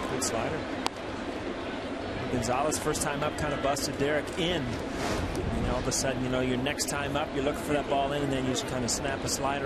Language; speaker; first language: English; native; English